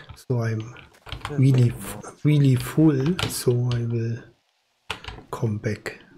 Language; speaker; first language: English; non-native, fluent; German